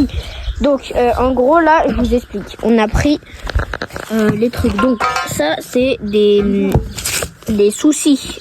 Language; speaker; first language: French; native; French